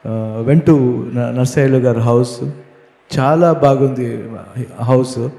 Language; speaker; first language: Telugu; non-native, learner; Kannada